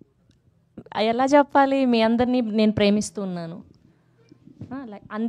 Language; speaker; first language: Telugu; native; Telugu